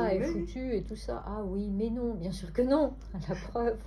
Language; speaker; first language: French; native; French